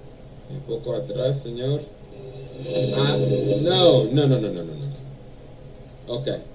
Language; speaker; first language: Spanish; non-native, learner; English